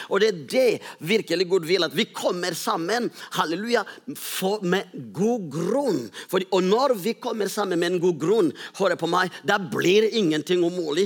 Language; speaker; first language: Norwegian; non-native, fluent; Rundi